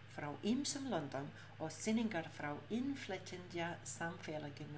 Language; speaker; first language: Icelandic; non-native, learner; English